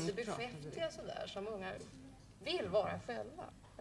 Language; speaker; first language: Swedish; native; Swedish